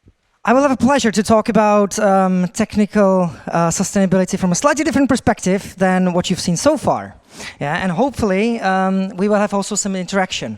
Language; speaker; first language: English; non-native, fluent; Czech